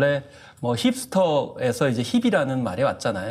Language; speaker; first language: Korean; native; Korean